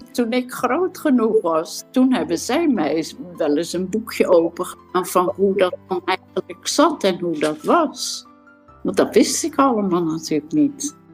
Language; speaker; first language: Dutch; native; Dutch